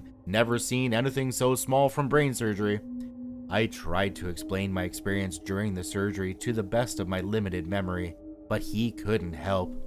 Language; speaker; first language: English; native; English